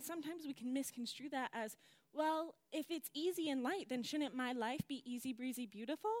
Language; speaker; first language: English; native; English